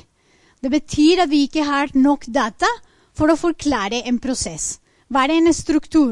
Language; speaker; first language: Norwegian; non-native, fluent; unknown